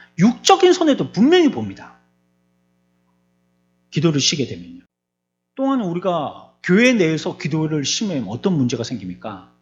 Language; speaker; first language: Korean; native; Korean